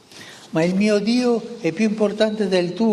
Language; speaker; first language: Italian; non-native, fluent; Spanish